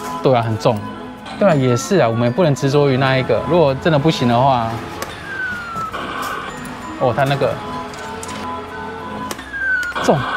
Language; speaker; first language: Chinese; native; Chinese